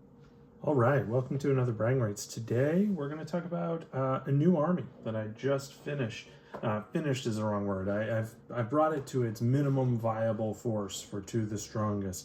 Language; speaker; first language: English; native; English